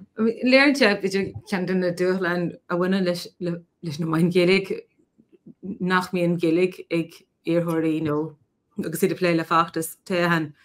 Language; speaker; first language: Irish; native; Irish